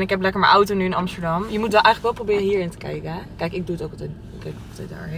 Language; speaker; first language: Dutch; native; Dutch